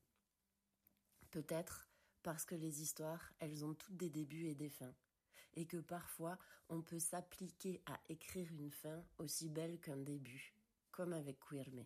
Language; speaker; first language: French; native; French